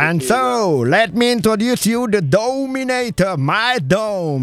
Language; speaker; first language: English; non-native, learner; Italian